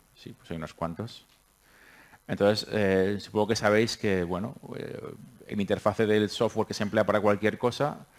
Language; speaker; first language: Spanish; native; Spanish